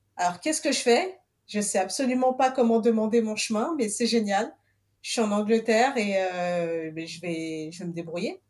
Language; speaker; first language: French; early bilingual, other home language; Portuguese